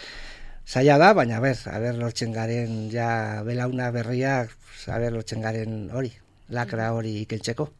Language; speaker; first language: Basque; non-native, local second language; Spanish